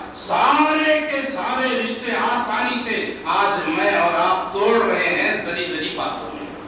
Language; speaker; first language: Urdu; native; Urdu